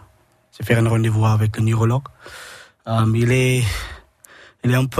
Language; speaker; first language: French; non-native, learner; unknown